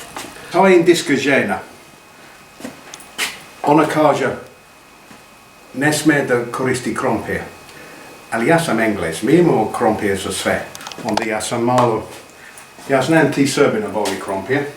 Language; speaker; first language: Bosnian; non-native, learner; English